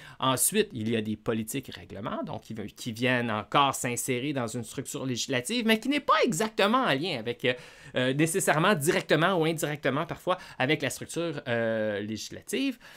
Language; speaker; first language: French; native; French